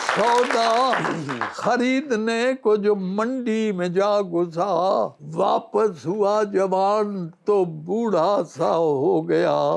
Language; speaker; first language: Urdu; non-native, local second language; Punjabi